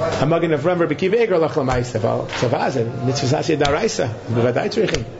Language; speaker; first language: Hebrew; non-native, fluent; English